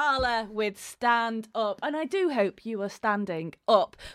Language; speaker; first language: English; native; English